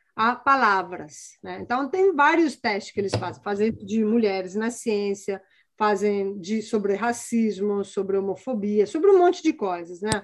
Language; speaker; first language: Portuguese; non-native, fluent; Italian